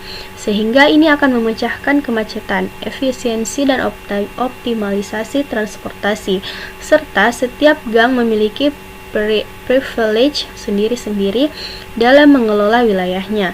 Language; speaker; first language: Indonesian; native; Indonesian